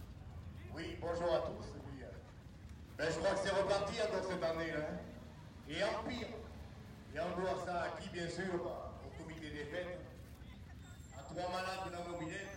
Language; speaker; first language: French; native; French